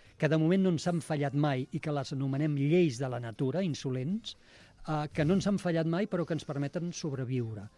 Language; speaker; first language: Catalan; native; Catalan